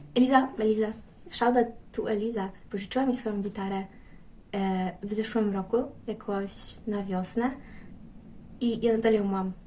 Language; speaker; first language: Polish; native; Polish